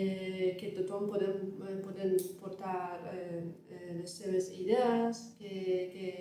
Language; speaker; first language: Catalan; non-native, learner; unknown